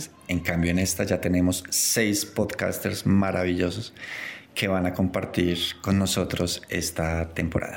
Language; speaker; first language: Spanish; native; Spanish